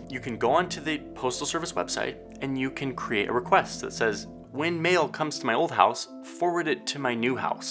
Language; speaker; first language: English; native; English